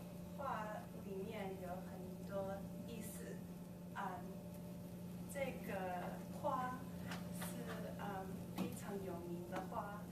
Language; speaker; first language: Chinese; non-native, learner; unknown